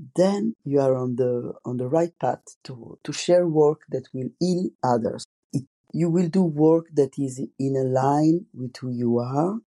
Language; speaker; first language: English; non-native, fluent; Italian